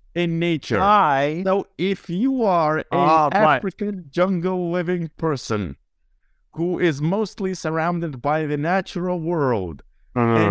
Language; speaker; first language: English; non-native, fluent; Lithuanian